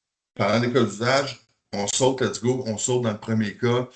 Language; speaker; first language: French; native; French